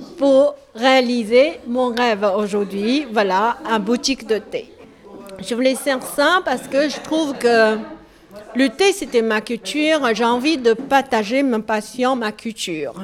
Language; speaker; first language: French; non-native, learner; Chinese